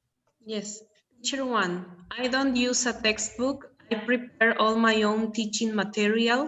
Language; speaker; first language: English; non-native, learner; Spanish